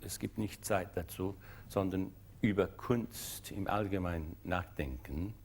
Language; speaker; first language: German; non-native, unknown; English